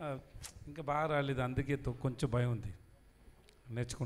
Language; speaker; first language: Telugu; non-native, learner; Tamil